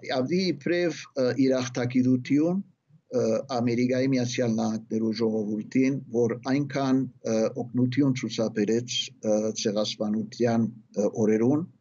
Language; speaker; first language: Armenian; early bilingual, heritage; Armenian